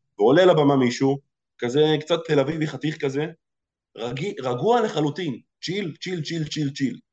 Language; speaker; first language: Hebrew; early bilingual, other home language; Russian